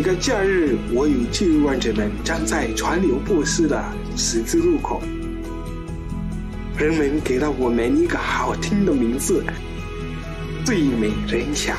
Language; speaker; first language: Chinese; non-native, fluent; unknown